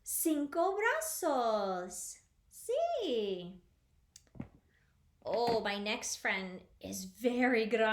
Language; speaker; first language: Spanish; non-native, fluent; English